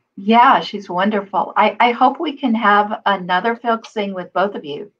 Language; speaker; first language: English; non-native, fluent; Hebrew